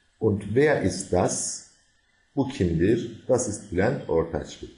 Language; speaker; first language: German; non-native, fluent; Turkish